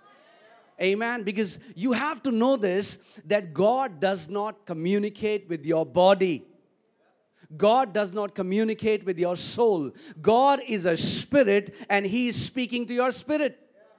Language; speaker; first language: English; non-native, local second language; Hindi